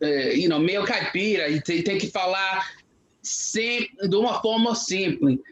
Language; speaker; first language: Portuguese; non-native, fluent; English